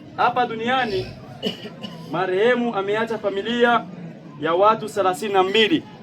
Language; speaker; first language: Swahili; non-native, local second language; Bembe